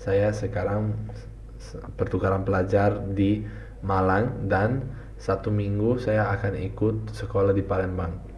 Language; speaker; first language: Indonesian; non-native, fluent; Italian